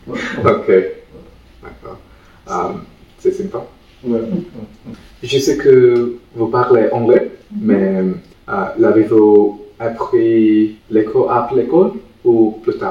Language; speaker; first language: French; non-native, learner; Tamil